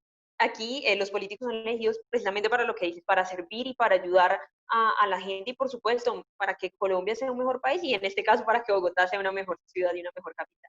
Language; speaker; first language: Spanish; native; Spanish